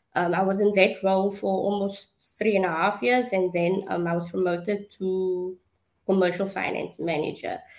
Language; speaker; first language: English; non-native, local second language; Afrikaans